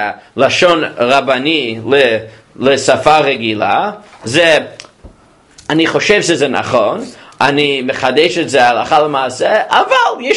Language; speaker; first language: Hebrew; non-native, fluent; English